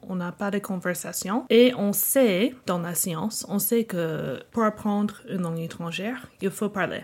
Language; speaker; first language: French; non-native, fluent; English